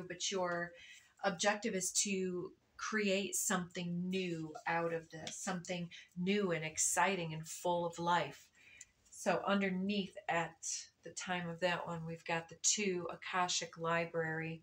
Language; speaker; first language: English; native; English